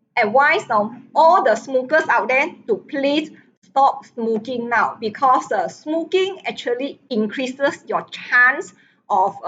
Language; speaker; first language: English; non-native, local second language; Min Nan Chinese